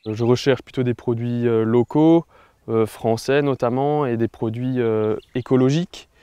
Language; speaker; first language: French; native; French